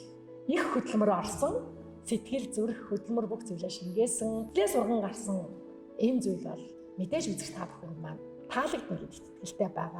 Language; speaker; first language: Mongolian; native; Mongolian